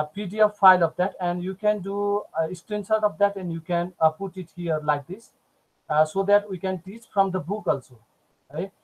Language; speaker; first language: English; non-native, local second language; Nepali